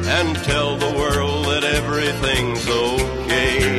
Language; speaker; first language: English; non-native, fluent; Arabic